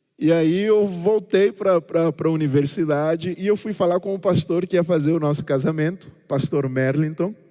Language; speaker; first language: Portuguese; non-native, local second language; Kabuverdianu